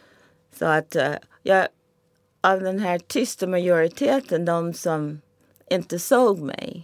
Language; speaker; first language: Swedish; non-native, fluent; English